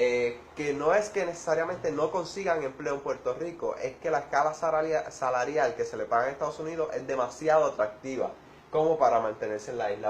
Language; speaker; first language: Spanish; native; Spanish